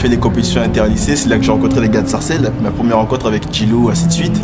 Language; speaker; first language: French; native; French